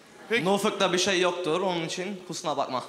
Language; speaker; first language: Turkish; early bilingual, heritage; English